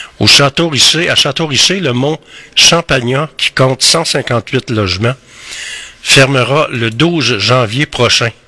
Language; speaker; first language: French; native; French